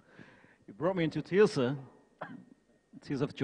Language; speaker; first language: English; non-native, fluent; Indonesian